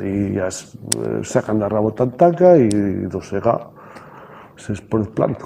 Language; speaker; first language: Macedonian; non-native, learner; Spanish